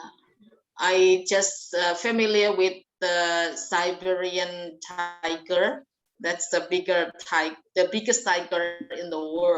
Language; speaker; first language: English; non-native, fluent; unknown